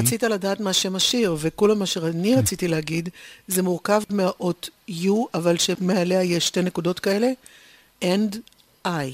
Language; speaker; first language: Hebrew; native; Hebrew